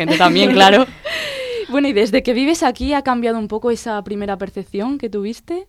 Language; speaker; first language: Spanish; native; Spanish